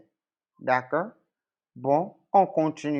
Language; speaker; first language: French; non-native, local second language; English